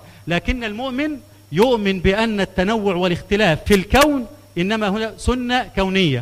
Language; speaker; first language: Arabic; native; Arabic